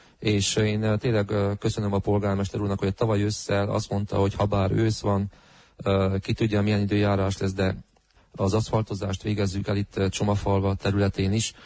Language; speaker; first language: Hungarian; native; Hungarian